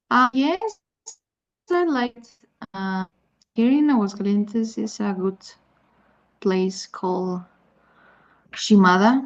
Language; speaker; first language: English; non-native, learner; Spanish